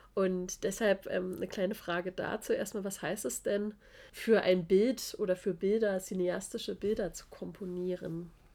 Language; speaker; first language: German; native; German